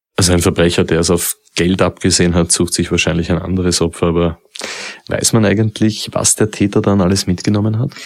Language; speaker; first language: German; native; German